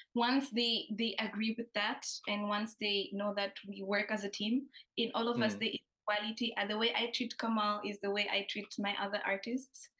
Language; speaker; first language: English; non-native, local second language; Swahili